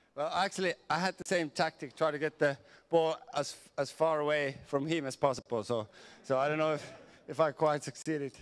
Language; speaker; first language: English; non-native, fluent; Finnish